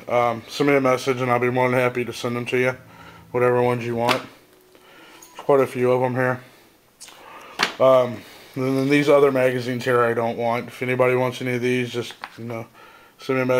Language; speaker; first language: English; native; English